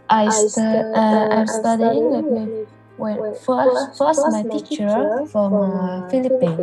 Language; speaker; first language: English; non-native, learner; Vietnamese